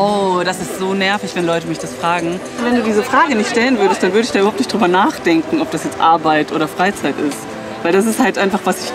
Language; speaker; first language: German; native; German